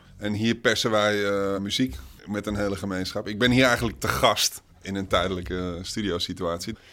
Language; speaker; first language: Dutch; native; Dutch